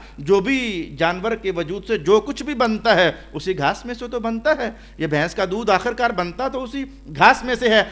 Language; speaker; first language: Urdu; non-native, local second language; Punjabi